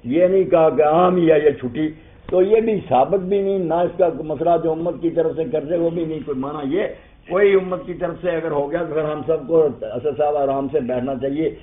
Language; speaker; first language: Urdu; non-native, local second language; Punjabi